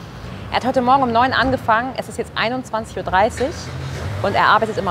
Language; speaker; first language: German; native; German